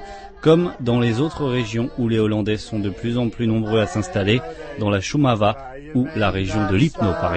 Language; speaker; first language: French; native; French